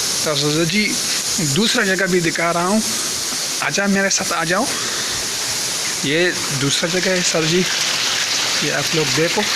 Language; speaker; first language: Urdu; non-native, local second language; Pashto